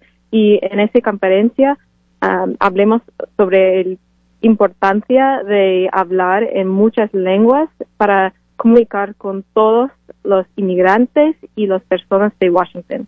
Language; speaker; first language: Spanish; non-native, learner; English